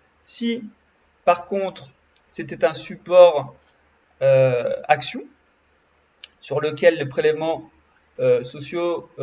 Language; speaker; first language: French; native; French